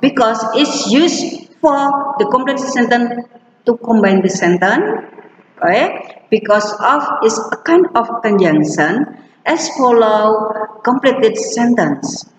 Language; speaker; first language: English; non-native, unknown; Indonesian